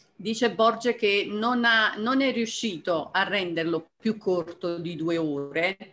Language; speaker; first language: Italian; native; Italian